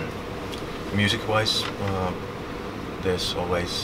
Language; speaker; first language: English; non-native, fluent; Finnish